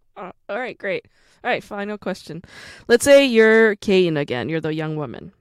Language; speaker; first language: English; non-native, fluent; Korean